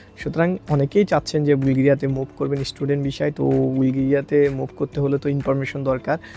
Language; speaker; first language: Bangla; native; Bangla